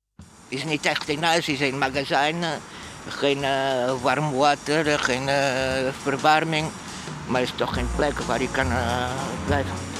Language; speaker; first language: Dutch; non-native, fluent; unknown